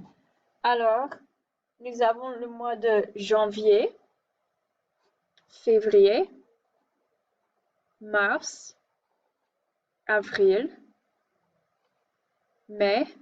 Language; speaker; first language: French; non-native, fluent; English